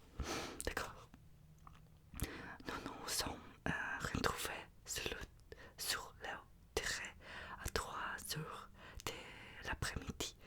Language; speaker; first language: French; non-native, learner; Russian